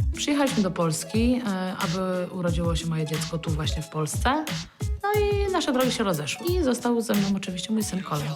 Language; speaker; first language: Polish; native; Polish